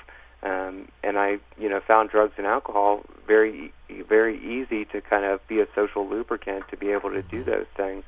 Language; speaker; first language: English; native; English